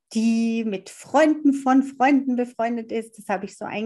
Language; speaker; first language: German; native; German